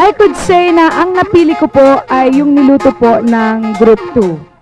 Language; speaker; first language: Filipino; native; Filipino